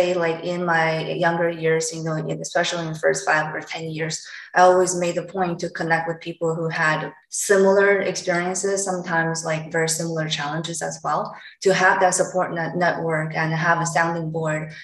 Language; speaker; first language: English; non-native, fluent; Chinese